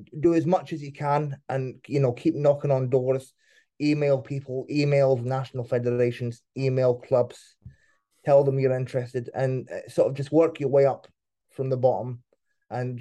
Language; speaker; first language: English; native; English